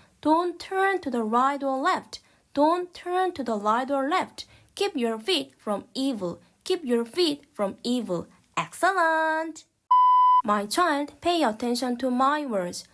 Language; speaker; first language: English; non-native, fluent; Korean